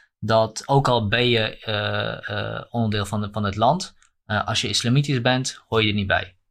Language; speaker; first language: Dutch; native; Dutch